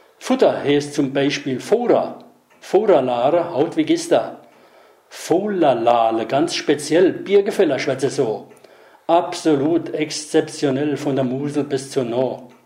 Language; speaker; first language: German; native; German